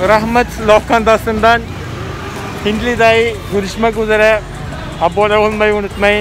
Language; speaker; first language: Turkish; non-native, fluent; Malayalam